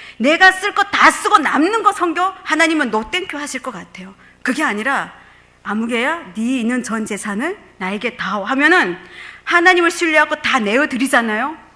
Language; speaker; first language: Korean; native; Korean